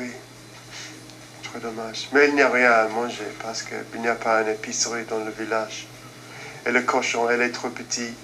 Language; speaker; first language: French; non-native, fluent; English